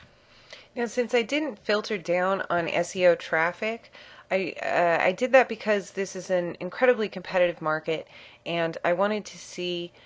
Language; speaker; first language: English; native; English